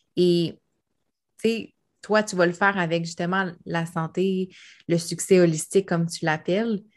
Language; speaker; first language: French; native; French